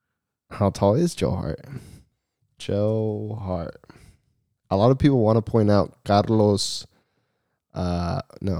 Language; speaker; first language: English; early bilingual, other home language; Spanish